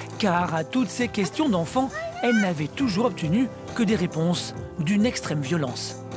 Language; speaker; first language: French; native; French